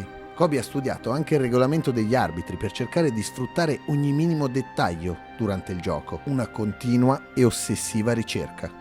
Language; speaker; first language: Italian; native; Italian